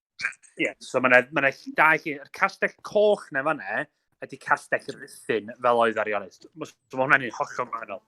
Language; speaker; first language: Welsh; native; Welsh